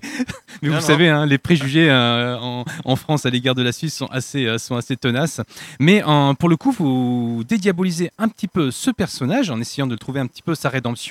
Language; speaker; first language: French; native; French